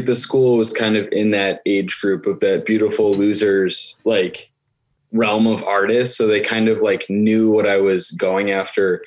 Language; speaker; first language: English; native; English